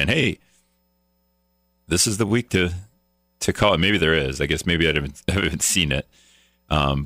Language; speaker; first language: English; native; English